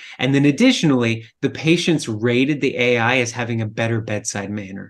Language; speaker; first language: English; native; English